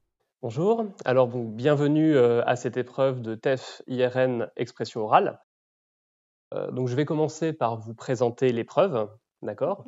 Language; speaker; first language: French; native; French